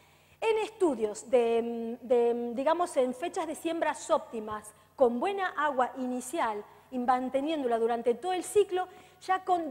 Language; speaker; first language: Spanish; native; Spanish